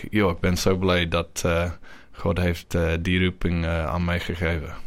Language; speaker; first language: Dutch; non-native, learner; English